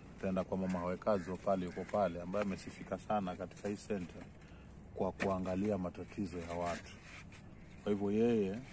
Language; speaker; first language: Swahili; non-native, local second language; Giryama